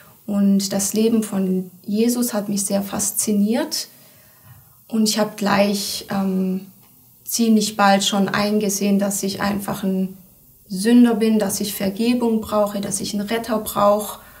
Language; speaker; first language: German; early bilingual, other home language; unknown